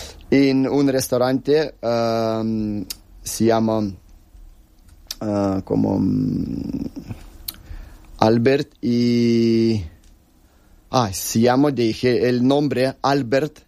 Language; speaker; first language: Spanish; non-native, learner; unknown